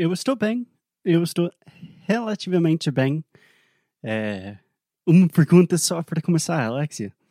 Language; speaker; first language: Portuguese; non-native, fluent; English